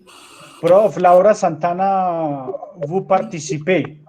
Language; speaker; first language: French; non-native, learner; Spanish